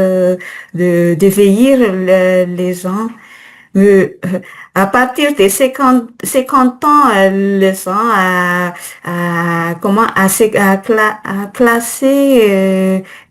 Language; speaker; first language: French; non-native, learner; Malagasy